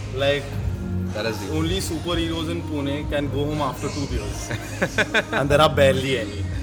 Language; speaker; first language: English; non-native, local second language; Marathi